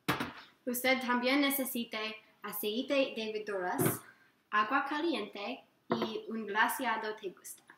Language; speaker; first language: Spanish; non-native, learner; English